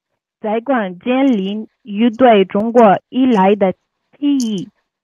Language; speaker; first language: Chinese; non-native, learner; Arabic